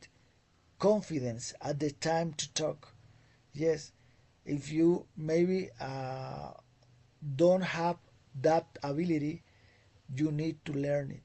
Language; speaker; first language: English; non-native, fluent; Spanish